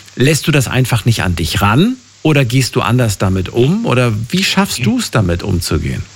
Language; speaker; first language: German; native; German